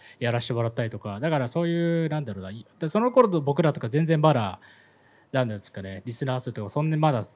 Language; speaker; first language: Japanese; native; Japanese